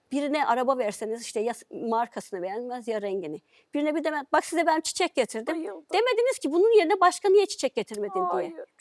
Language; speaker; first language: Turkish; native; Turkish